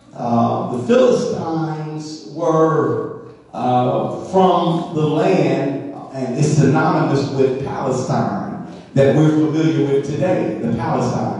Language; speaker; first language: English; native; English